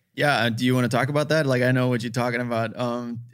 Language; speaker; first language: English; non-native, fluent; German